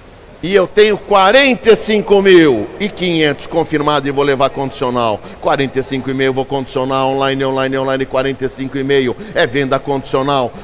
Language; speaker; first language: Portuguese; native; Portuguese